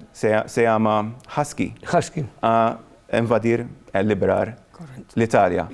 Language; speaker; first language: Spanish; non-native, fluent; Maltese